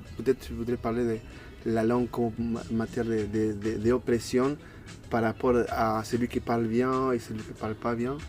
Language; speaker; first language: French; non-native, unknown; Spanish